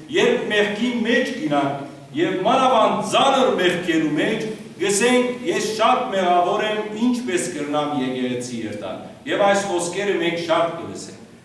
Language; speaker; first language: Armenian; early bilingual, heritage; Armenian